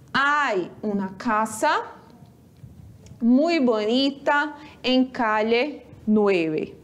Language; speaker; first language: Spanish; non-native, fluent; Portuguese